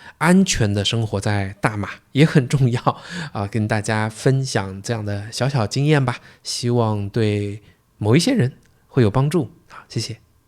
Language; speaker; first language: Chinese; native; Chinese